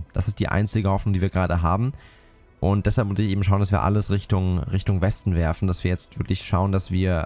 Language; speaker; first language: German; native; German